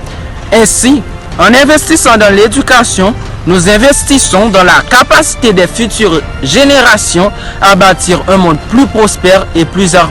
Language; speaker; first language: French; non-native, local second language; Haitian Creole